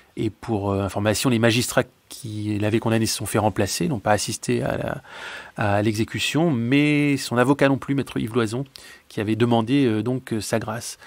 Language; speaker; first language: French; native; French